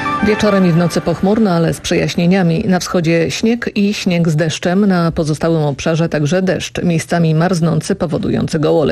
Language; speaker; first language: Polish; native; Polish